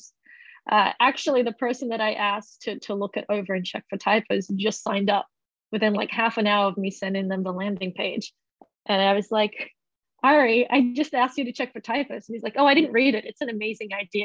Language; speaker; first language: English; native; English